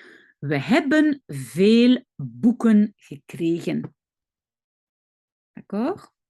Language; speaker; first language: Dutch; non-native, fluent; French